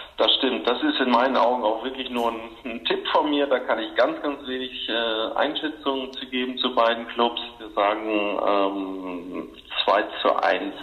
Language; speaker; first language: German; native; German